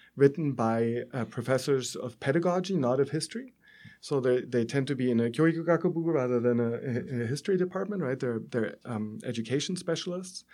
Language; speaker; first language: English; non-native, fluent; German